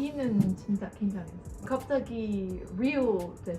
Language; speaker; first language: Korean; non-native, learner; Dutch